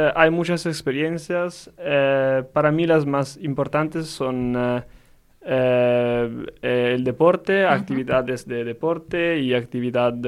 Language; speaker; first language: Spanish; non-native, learner; Italian